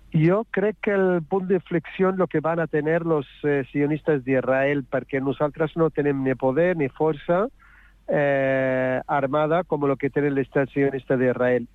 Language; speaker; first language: Catalan; non-native, learner; Arabic